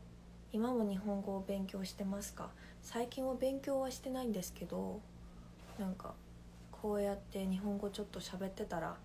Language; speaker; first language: Japanese; non-native, fluent; Korean